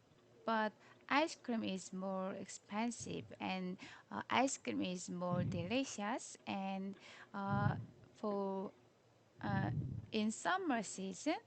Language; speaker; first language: English; non-native, learner; Korean